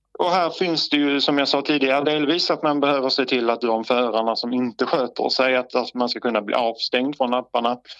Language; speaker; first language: Swedish; native; Swedish